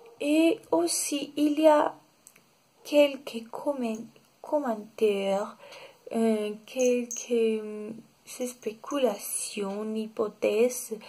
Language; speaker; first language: French; non-native, learner; Spanish